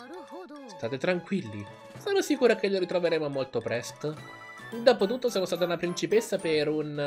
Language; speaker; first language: Italian; native; Italian